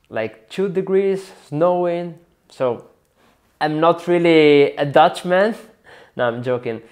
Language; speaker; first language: English; non-native, learner; Italian